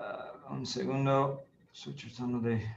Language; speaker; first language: Spanish; non-native, fluent; English